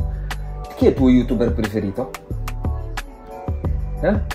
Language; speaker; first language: Italian; native; Italian